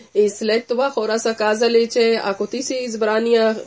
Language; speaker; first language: Bulgarian; non-native, fluent; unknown